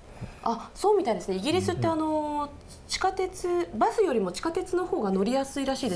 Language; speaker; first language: Japanese; native; Japanese